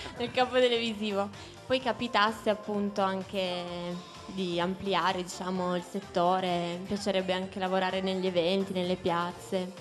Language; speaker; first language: Italian; native; Italian